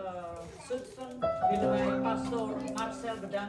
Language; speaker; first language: Dutch; non-native, fluent; Indonesian